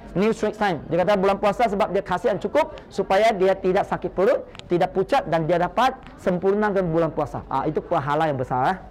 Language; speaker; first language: Malay; non-native, local second language; Chinese